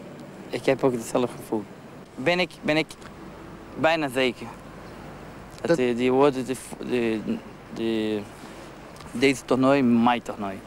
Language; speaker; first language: Dutch; non-native, learner; Portuguese